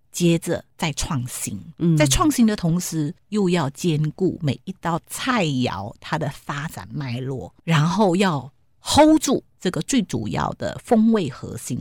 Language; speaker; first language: Chinese; native; Chinese